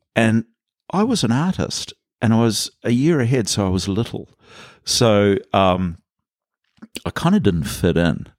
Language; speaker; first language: English; native; English